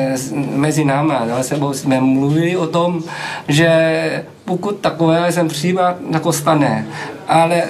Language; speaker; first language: Czech; non-native, learner; Vietnamese